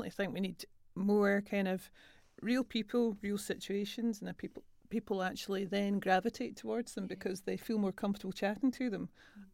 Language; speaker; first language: English; native; English